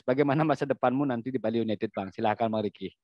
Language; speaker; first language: Indonesian; native; Indonesian